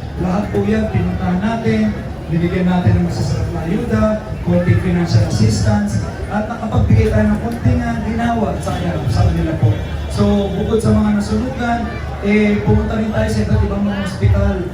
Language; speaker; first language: Filipino; native; Filipino